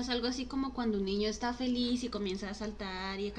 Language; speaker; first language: Spanish; native; Spanish